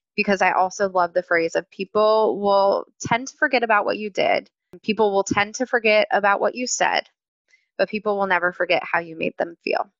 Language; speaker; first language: English; native; English